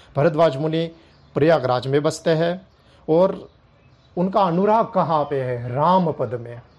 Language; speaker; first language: Hindi; non-native, local second language; Gujarati